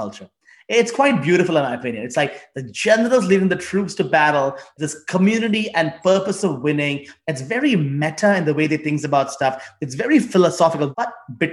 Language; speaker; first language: English; non-native, local second language; Tamil